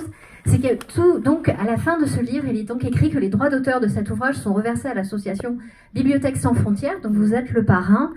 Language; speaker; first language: French; native; French